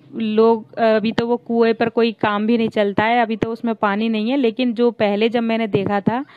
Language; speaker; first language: Hindi; native; Hindi